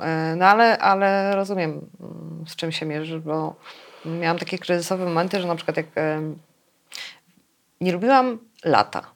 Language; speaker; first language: Polish; native; Polish